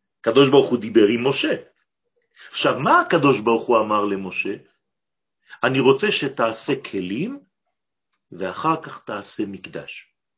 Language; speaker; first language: Hebrew; non-native, fluent; French